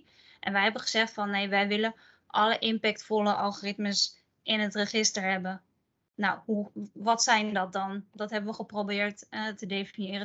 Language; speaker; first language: Dutch; native; Dutch